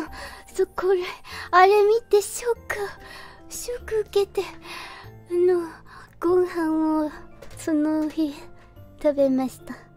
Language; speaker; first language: Japanese; non-native, fluent; Korean